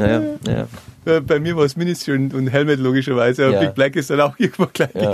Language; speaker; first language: German; native; German